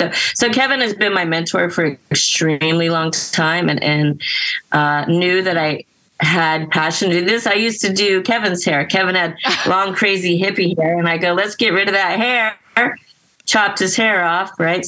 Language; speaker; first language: English; native; English